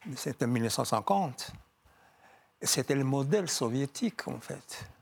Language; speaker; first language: French; non-native, fluent; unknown